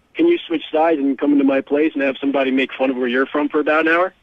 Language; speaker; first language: English; native; English